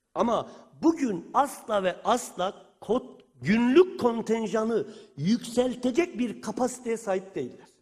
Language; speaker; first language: Turkish; native; Turkish